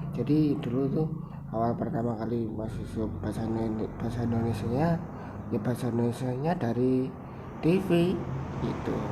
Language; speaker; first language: Indonesian; non-native, local second language; Javanese